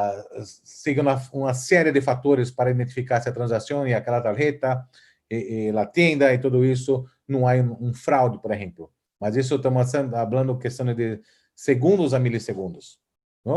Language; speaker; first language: Portuguese; non-native, fluent; Spanish